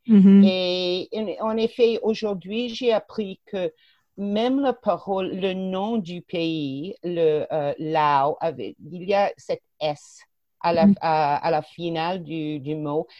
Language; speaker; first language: French; non-native, fluent; English